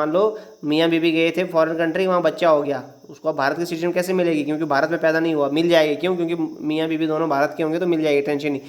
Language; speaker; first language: Hindi; native; Hindi